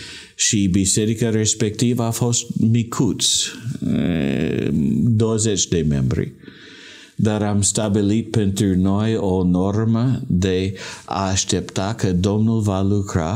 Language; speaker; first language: Romanian; non-native, learner; English